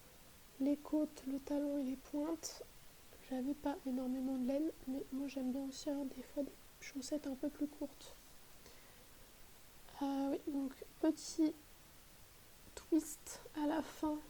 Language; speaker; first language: French; native; French